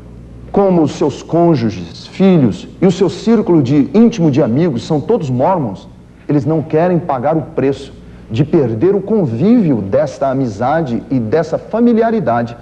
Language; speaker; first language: Portuguese; native; Portuguese